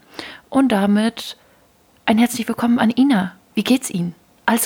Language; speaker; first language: German; early bilingual, other home language; Ukrainian